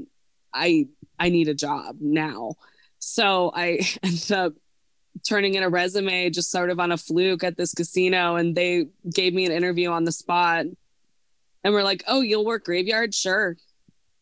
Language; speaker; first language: English; native; English